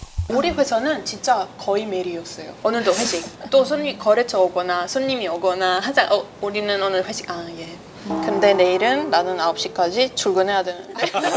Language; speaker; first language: Korean; non-native, fluent; Italian